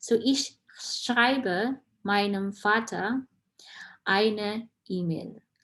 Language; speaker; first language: German; non-native, fluent; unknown